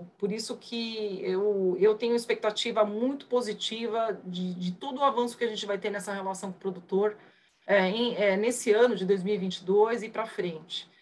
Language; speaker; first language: Portuguese; early bilingual, other home language; Spanish